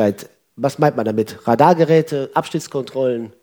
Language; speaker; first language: German; native; German